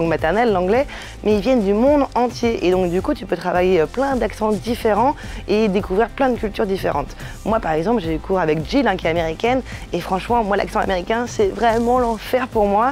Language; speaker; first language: French; native; French